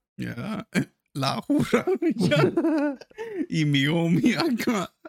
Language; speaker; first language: Spanish; early bilingual, other home language; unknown